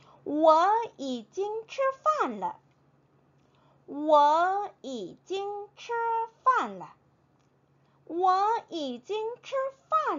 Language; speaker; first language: Chinese; non-native, fluent; Korean